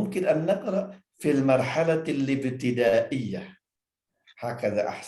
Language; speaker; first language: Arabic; non-native, fluent; Indonesian